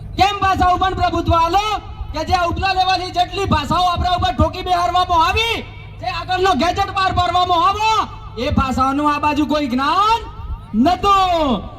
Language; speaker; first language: Gujarati; non-native, local second language; Bhili